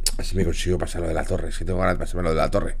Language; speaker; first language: Spanish; native; Spanish